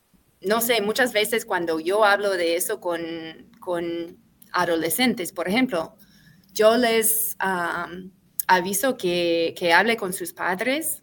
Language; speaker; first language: Spanish; non-native, fluent; English